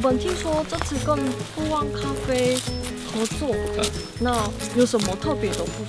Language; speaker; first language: Chinese; non-native, fluent; Korean